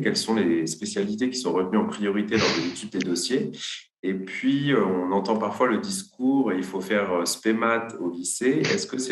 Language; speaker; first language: French; native; French